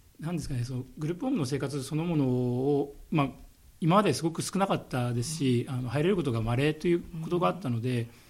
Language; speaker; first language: Japanese; native; Japanese